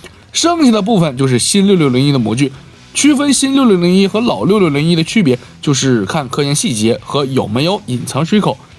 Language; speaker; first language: Chinese; native; Chinese